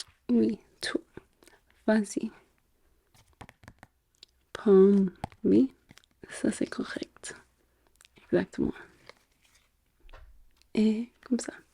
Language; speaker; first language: French; non-native, fluent; English